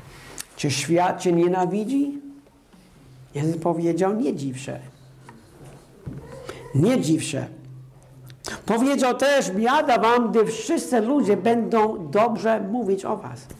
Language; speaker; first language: Polish; non-native, fluent; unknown